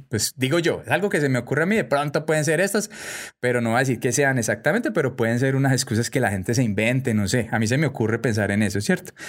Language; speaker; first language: Spanish; native; Spanish